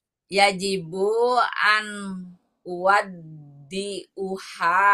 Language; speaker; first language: Arabic; non-native, learner; Indonesian